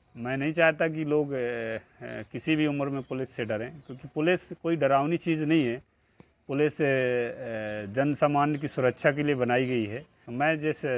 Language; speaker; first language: Hindi; native; Hindi